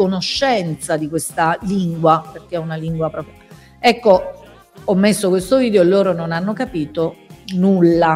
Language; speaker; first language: Italian; native; Italian